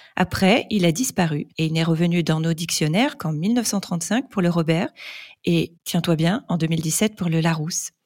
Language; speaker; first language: French; native; French